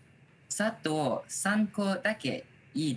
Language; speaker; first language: Japanese; non-native, learner; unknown